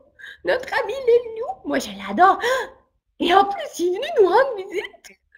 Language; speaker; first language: French; native; French